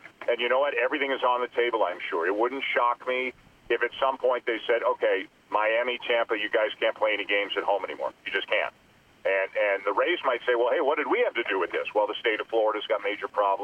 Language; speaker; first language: English; native; English